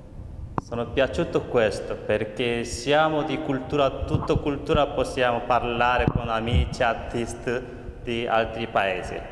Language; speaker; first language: Italian; non-native, learner; Korean